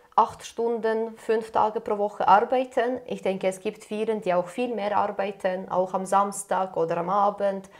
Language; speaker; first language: German; non-native, fluent; Ukrainian